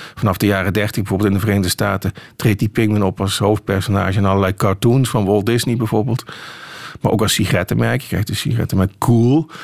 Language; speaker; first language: Dutch; native; Dutch